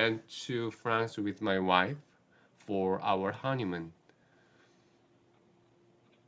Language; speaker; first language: English; non-native, learner; Korean